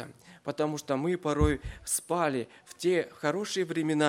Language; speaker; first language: Russian; native; Russian